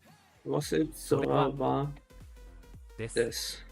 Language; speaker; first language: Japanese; non-native, learner; Swiss German